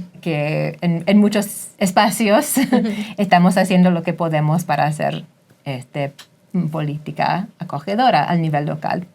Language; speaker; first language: Spanish; non-native, fluent; English